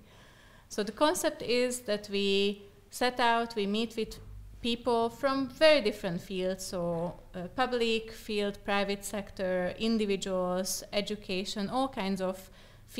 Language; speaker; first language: English; non-native, fluent; Slovak